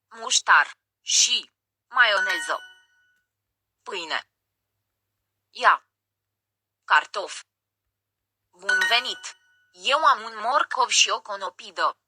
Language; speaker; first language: Romanian; non-native, learner; Ukrainian